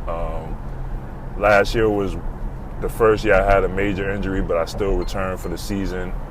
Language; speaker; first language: English; native; English